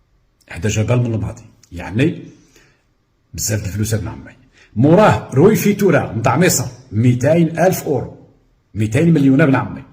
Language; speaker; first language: Arabic; native; Arabic